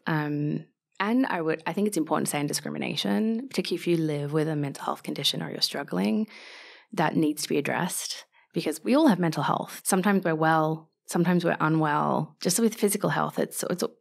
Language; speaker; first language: English; native; English